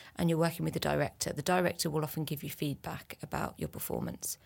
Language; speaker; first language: English; early bilingual, other home language; French